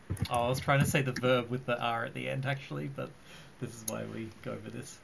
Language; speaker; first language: English; native; English